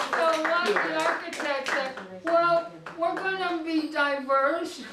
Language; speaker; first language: English; native; English